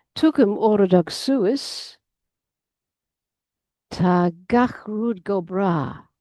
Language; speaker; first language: Irish; non-native, learner; English